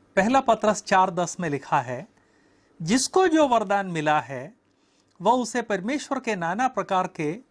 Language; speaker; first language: Hindi; native; Hindi